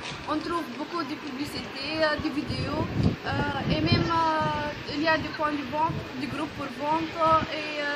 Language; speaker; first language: French; non-native, local second language; Arabic